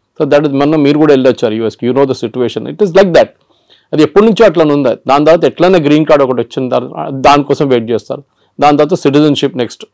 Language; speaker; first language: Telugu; non-native, local second language; Malayalam